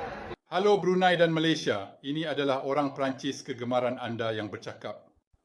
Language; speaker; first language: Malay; non-native, learner; French